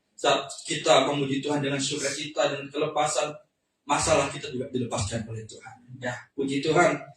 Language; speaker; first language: Indonesian; native; Indonesian